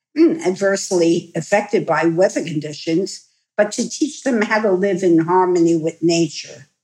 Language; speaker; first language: English; native; English